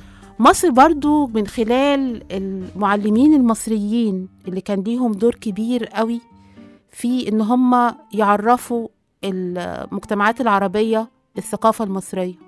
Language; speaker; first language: Arabic; native; Arabic